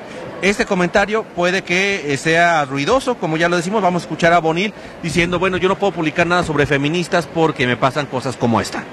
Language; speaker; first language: Spanish; native; Spanish